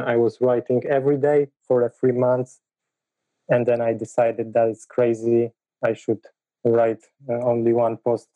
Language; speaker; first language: English; non-native, fluent; Polish